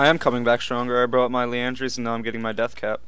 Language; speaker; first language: English; native; English